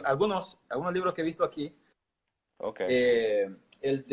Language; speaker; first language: Spanish; non-native, local second language; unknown